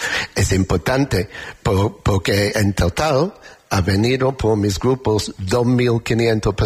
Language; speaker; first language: Spanish; non-native, learner; English